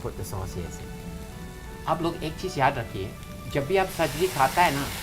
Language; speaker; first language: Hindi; non-native, fluent; English